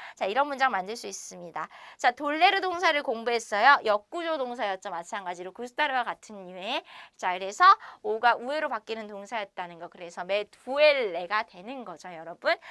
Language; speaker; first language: Korean; native; Korean